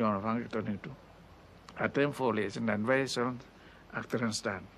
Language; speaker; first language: Dutch; non-native, local second language; Indonesian